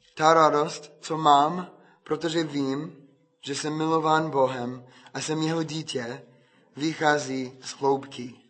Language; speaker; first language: Czech; non-native, fluent; English